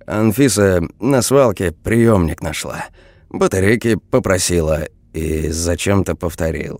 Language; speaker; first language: Russian; native; Russian